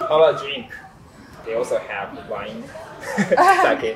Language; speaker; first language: English; non-native, learner; Japanese